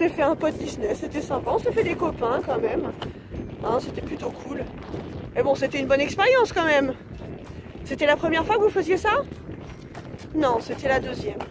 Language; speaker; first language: French; native; French